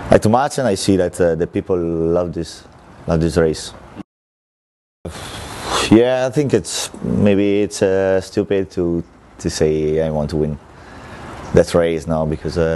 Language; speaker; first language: English; non-native, learner; Italian